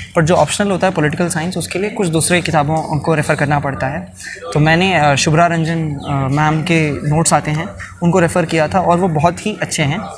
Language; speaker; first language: Hindi; non-native, local second language; Urdu